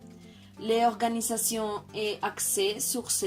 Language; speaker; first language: French; non-native, learner; Spanish